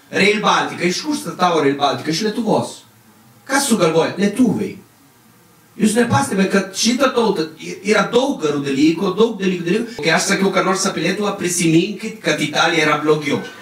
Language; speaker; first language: Lithuanian; non-native, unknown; Italian